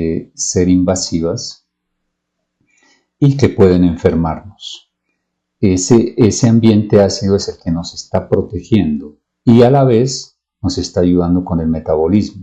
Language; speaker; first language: Spanish; native; Spanish